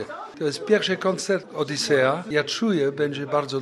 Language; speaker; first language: Polish; non-native, learner; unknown